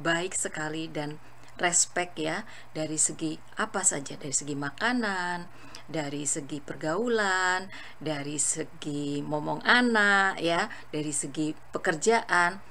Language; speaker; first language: Indonesian; native; Indonesian